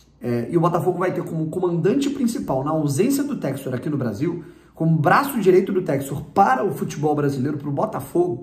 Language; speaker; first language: Portuguese; native; Portuguese